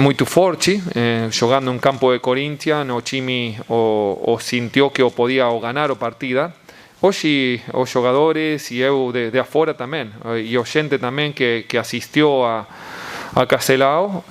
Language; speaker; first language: Portuguese; non-native, learner; Spanish